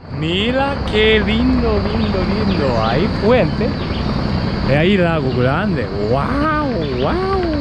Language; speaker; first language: Spanish; non-native, learner; Japanese